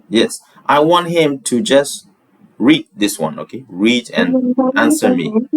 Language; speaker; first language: English; non-native, fluent; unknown